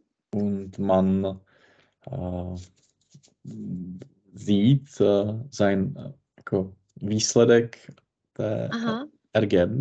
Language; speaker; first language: German; non-native, learner; Czech